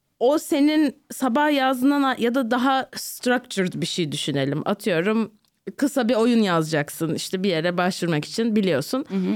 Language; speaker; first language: Turkish; native; Turkish